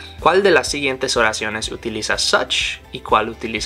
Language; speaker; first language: Spanish; non-native, fluent; English